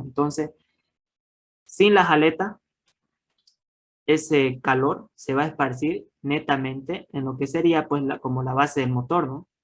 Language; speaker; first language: Spanish; native; Spanish